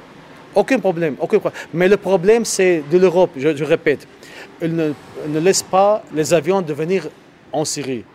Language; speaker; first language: French; non-native, learner; Arabic